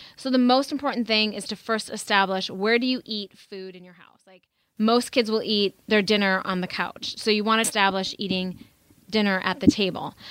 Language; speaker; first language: English; native; English